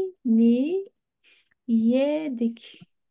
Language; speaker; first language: Turkish; non-native, fluent; Kyrgyz